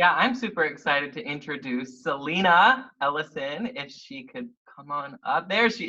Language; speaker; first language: English; native; English